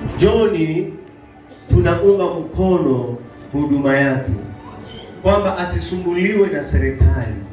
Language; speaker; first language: Swahili; native; Swahili